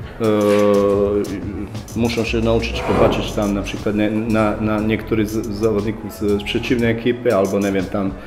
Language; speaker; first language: Polish; non-native, fluent; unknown